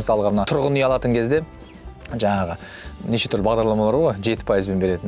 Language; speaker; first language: Kazakh; native; Kazakh